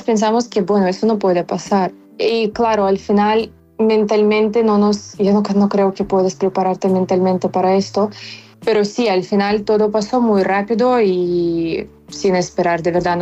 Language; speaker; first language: Spanish; non-native, fluent; Ukrainian